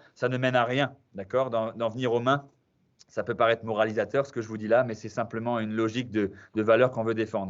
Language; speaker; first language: French; native; French